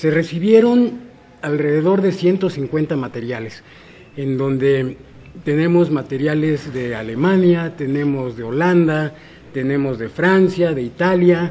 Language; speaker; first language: Spanish; native; Spanish